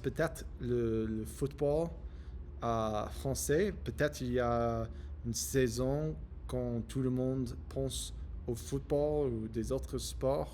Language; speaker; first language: French; non-native, learner; English